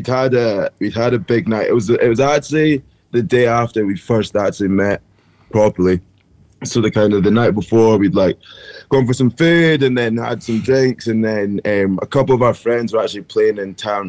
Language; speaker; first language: English; native; English